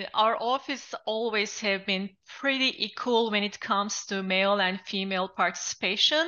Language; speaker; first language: English; non-native, fluent; Turkish